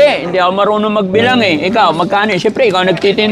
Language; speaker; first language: Filipino; native; Filipino